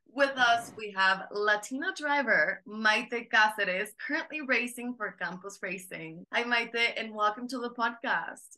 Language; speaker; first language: English; non-native, fluent; Spanish